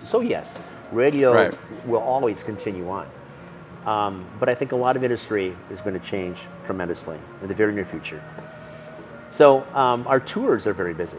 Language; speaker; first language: English; native; English